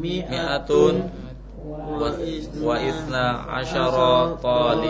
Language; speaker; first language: Arabic; non-native, learner; Indonesian